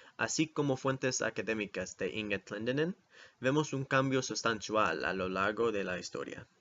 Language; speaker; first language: Spanish; non-native, learner; English